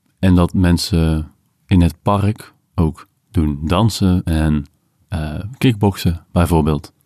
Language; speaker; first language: Dutch; native; Dutch